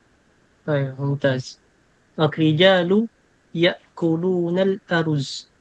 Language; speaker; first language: Arabic; non-native, fluent; Filipino